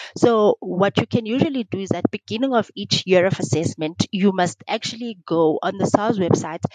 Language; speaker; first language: English; non-native, local second language; Xhosa